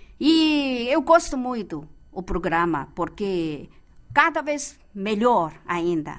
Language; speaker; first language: Portuguese; non-native, fluent; Chinese